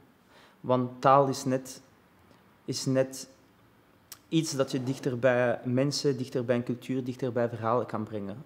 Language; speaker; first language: Dutch; early bilingual, other home language; Arabic